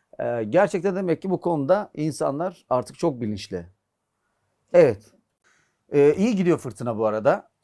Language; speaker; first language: Turkish; native; Turkish